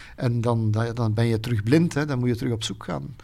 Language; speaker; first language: Dutch; native; Dutch